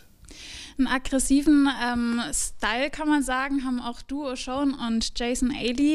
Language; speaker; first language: German; native; German